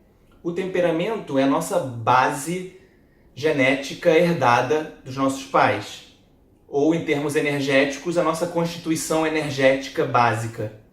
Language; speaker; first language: Portuguese; native; Portuguese